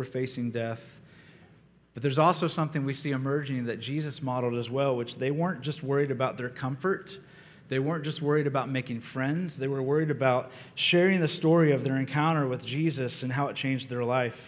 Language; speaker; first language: English; native; English